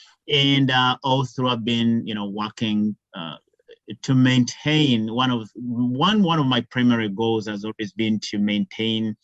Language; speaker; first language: English; non-native, local second language; Ganda